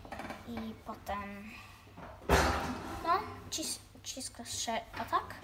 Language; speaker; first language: Polish; early bilingual, heritage; Polish